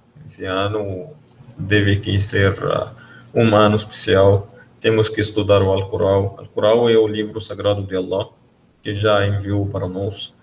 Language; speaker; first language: Portuguese; non-native, learner; Arabic